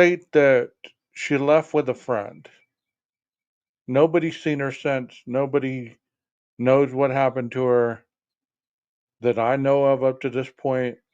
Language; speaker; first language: English; native; English